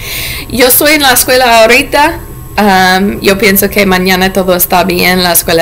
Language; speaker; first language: Spanish; non-native, learner; English